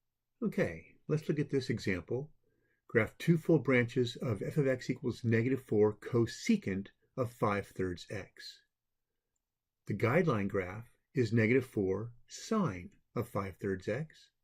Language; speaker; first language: English; native; English